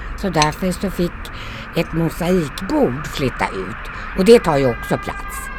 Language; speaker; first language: Swedish; native; Swedish